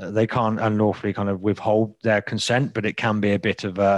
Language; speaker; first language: English; native; English